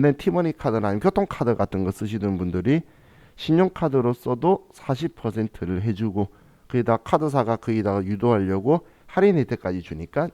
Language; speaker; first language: Korean; native; Korean